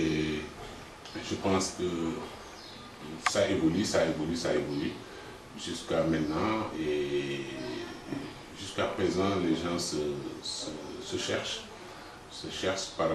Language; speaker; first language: French; non-native, local second language; Wolof